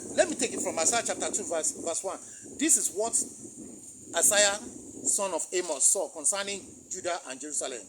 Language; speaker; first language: English; non-native, local second language; Yoruba